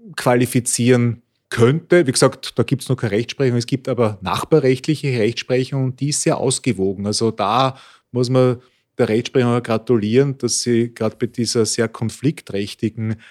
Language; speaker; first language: German; native; German